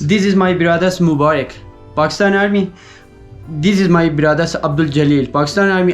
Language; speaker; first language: English; non-native, learner; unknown